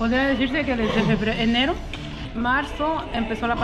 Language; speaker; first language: Spanish; native; Spanish